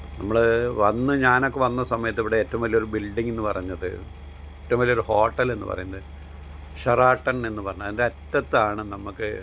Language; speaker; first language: Malayalam; native; Malayalam